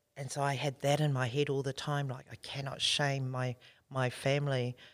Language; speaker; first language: English; native; English